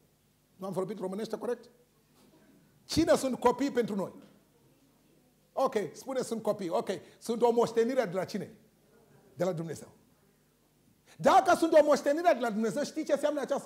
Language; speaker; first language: Romanian; non-native, learner; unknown